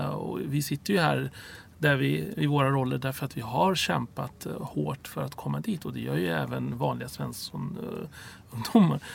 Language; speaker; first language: Swedish; early bilingual, other home language; Arabic